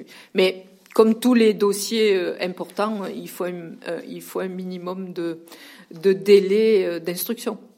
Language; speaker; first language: French; native; French